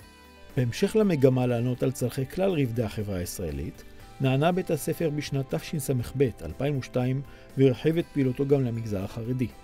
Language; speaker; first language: Hebrew; native; Hebrew